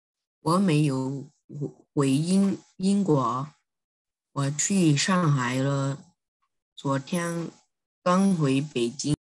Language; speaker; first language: Chinese; non-native, learner; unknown